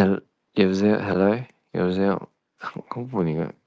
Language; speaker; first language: Korean; early bilingual, heritage; Korean